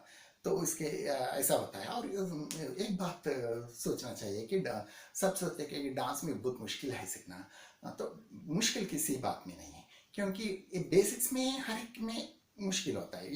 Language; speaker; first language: Hindi; non-native, local second language; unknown